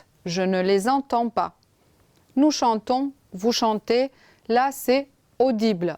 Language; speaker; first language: French; non-native, fluent; Romanian